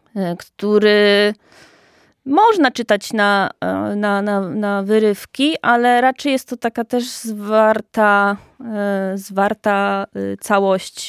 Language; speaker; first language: Polish; native; Polish